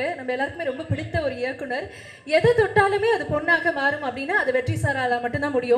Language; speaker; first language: Tamil; native; Tamil